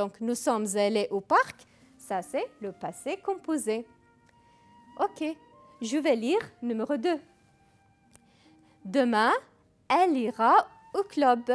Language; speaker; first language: French; non-native, fluent; Arabic